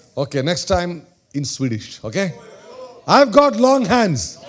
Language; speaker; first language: English; non-native, local second language; Malayalam